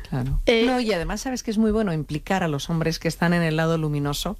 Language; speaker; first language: Spanish; native; Spanish